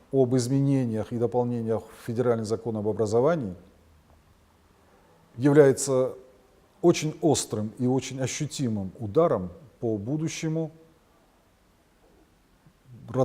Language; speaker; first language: Russian; non-native, local second language; Ossetic